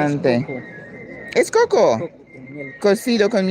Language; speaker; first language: Spanish; non-native, learner; English